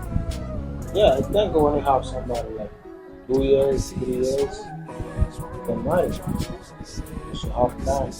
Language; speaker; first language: English; non-native, learner; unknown